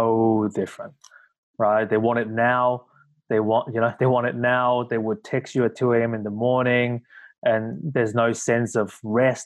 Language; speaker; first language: English; non-native, local second language; Cantonese